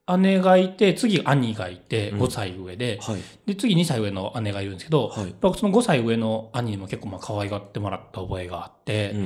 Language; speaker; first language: Japanese; native; Japanese